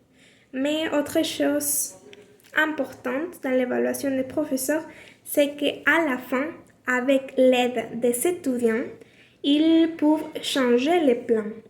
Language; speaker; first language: French; non-native, learner; Spanish